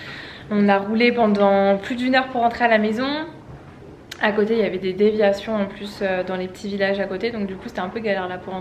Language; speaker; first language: French; native; French